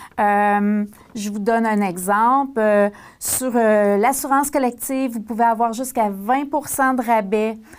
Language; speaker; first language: French; native; French